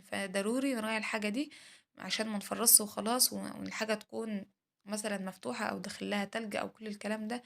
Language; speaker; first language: Arabic; native; Arabic